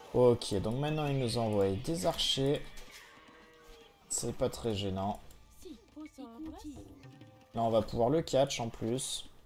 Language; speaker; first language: French; native; French